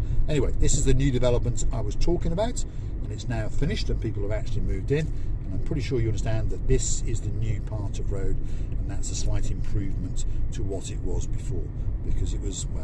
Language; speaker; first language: English; native; English